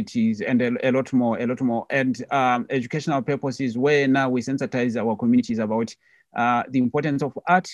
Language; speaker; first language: English; non-native, local second language; Tswana